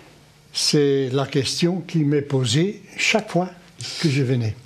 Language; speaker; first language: French; non-native, local second language; Dutch